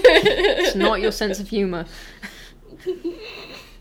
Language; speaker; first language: English; native; English